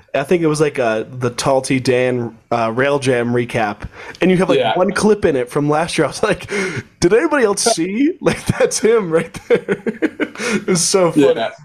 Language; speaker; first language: English; native; English